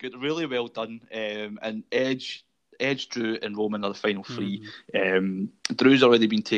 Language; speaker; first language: English; native; English